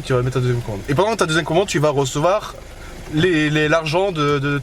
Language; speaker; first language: French; native; French